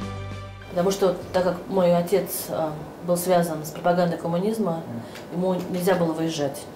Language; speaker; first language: Russian; native; Russian